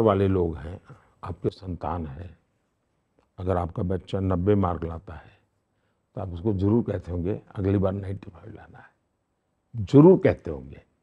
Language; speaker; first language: Hindi; non-native, local second language; Gujarati